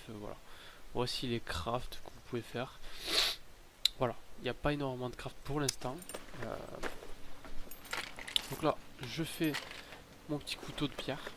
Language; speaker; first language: French; native; French